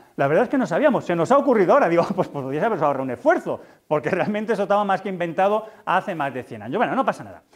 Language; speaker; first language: Spanish; native; Spanish